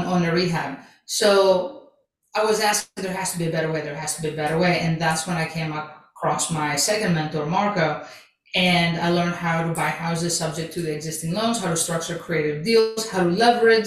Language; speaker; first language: English; early bilingual, other home language; Greek